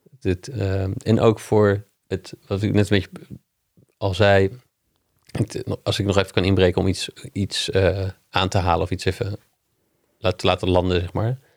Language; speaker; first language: Dutch; non-native, fluent; English